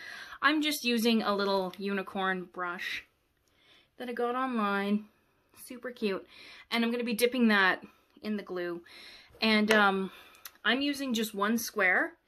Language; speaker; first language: English; native; English